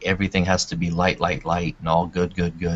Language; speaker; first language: English; native; English